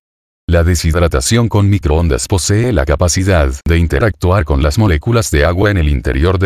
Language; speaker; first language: Spanish; native; Spanish